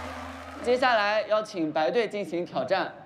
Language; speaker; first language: Chinese; native; Chinese